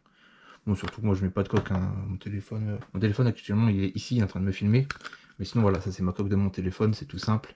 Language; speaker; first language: French; native; French